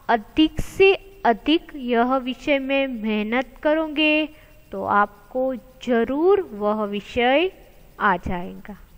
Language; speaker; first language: Hindi; non-native, local second language; Gujarati